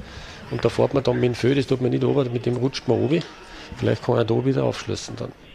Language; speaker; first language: German; native; German